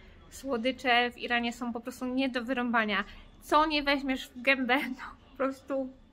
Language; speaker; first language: Polish; native; Polish